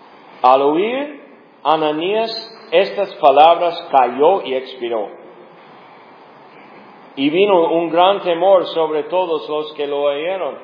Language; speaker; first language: Spanish; non-native, fluent; English